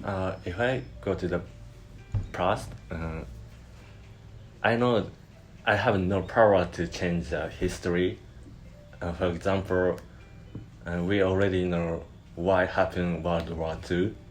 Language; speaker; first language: English; non-native, learner; Japanese